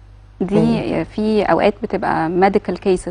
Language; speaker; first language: Arabic; native; Arabic